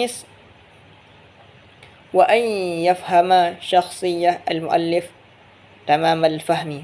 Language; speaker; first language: Arabic; non-native, learner; Indonesian